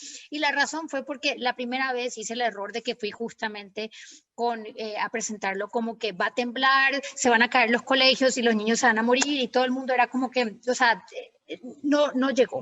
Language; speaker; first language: Spanish; native; Spanish